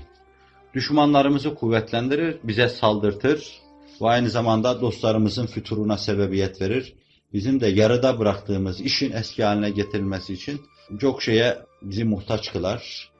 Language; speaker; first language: Turkish; native; Turkish